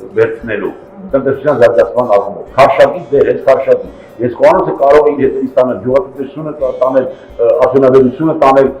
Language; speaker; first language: Armenian; native; Armenian